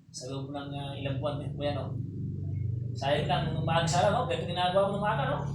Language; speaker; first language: Filipino; non-native, local second language; Pampanga